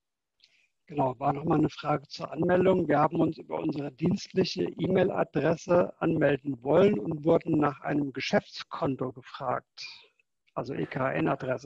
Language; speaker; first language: German; native; German